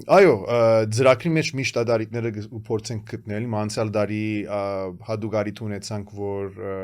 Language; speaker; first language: Armenian; early bilingual, heritage; Armenian